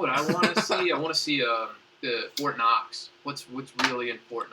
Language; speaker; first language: English; native; English